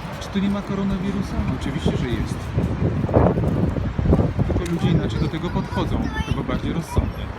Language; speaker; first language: Polish; non-native, fluent; Russian